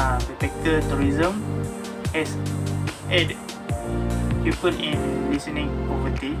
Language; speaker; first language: English; non-native, learner; Malay